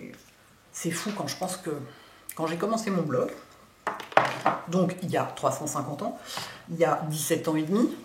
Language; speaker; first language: French; native; French